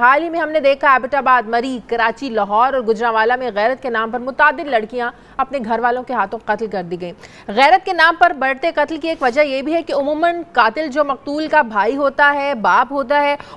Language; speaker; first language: Urdu; native; Urdu